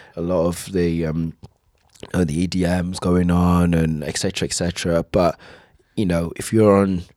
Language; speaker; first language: English; native; English